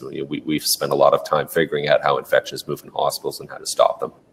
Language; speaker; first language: English; native; English